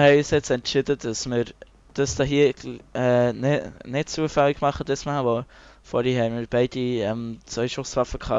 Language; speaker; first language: German; native; German